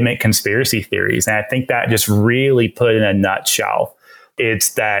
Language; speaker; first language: English; native; English